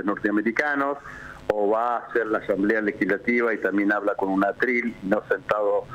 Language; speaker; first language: Spanish; native; Spanish